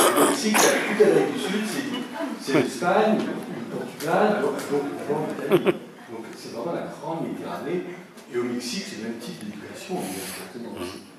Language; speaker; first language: French; native; French